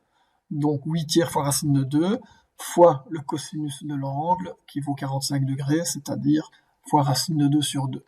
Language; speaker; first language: French; native; French